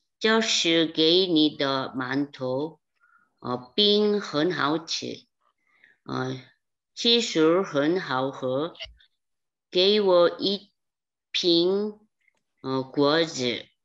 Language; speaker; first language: Chinese; non-native, learner; Korean